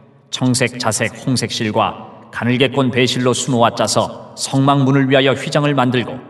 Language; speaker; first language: Korean; native; Korean